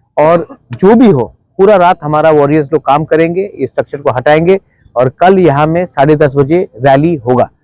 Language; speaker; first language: Hindi; non-native, local second language; Kok Borok